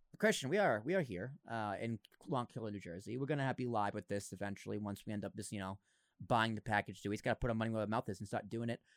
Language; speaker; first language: English; native; English